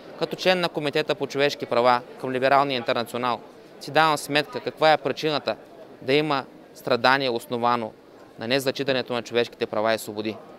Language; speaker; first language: Bulgarian; non-native, local second language; Turkish